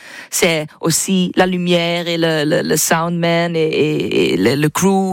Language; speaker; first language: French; non-native, learner; English